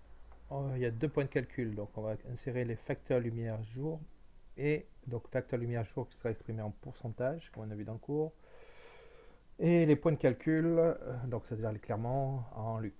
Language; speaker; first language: French; native; French